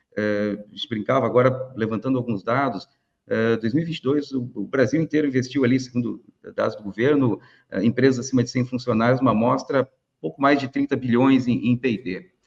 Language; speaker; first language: Portuguese; native; Portuguese